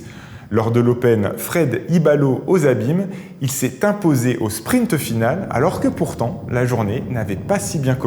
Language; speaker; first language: French; native; French